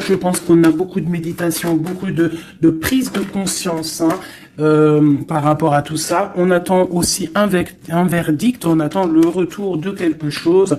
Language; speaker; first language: French; native; French